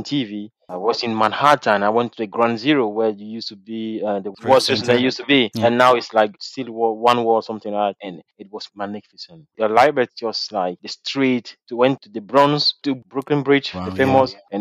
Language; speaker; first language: English; non-native, local second language; French